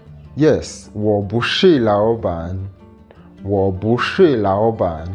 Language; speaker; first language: Chinese; non-native, fluent; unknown